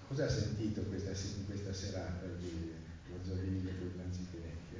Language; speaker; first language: Italian; native; Italian